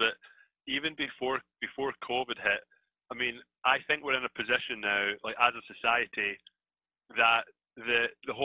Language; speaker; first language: English; native; English